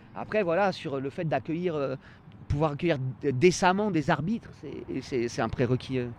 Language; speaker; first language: French; native; French